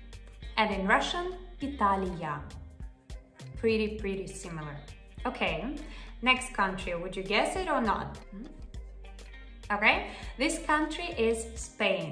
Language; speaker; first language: English; non-native, fluent; Russian